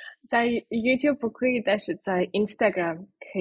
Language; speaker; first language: Chinese; non-native, fluent; Russian